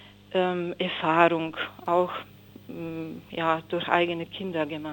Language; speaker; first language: German; non-native, fluent; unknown